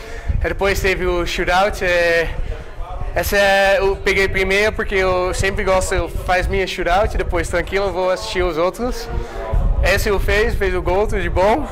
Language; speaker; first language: Portuguese; non-native, learner; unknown